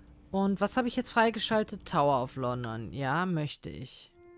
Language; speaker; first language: German; native; German